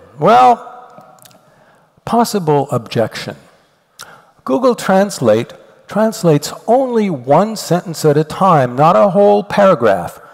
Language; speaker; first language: English; native; English